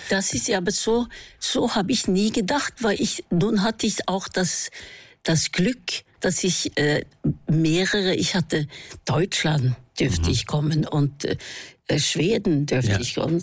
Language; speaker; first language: German; non-native, fluent; Norwegian